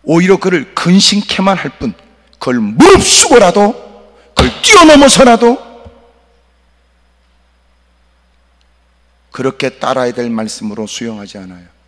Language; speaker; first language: Korean; native; Korean